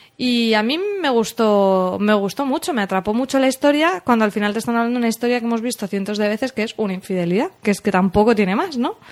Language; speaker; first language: Spanish; native; Spanish